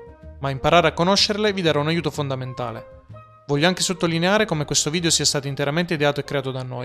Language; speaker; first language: Italian; native; Italian